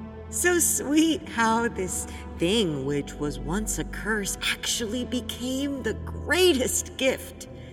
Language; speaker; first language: English; early bilingual, other home language; Spanish